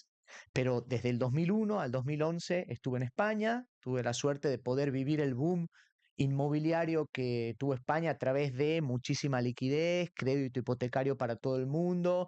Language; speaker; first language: Spanish; native; Spanish